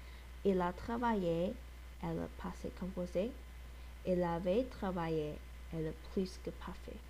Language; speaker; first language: French; non-native, learner; English